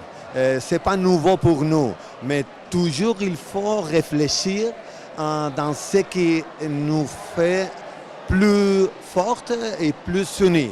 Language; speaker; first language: French; non-native, fluent; Spanish